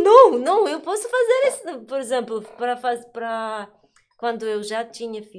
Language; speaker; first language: Portuguese; non-native, learner; Russian